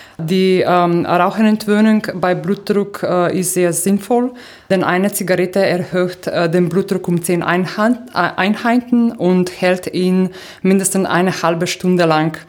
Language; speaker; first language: German; non-native, fluent; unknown